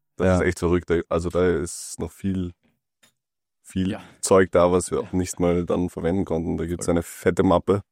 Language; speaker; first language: German; native; German